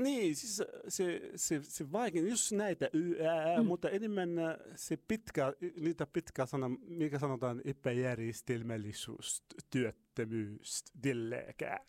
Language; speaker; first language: Finnish; non-native, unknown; Arabic